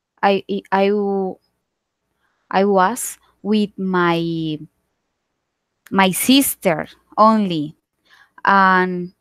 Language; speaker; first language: English; non-native, learner; Spanish